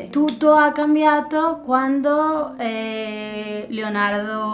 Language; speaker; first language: Italian; non-native, learner; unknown